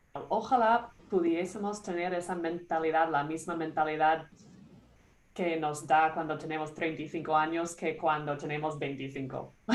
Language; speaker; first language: Spanish; non-native, fluent; English